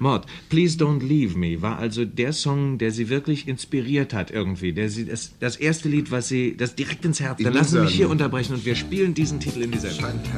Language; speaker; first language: German; native; German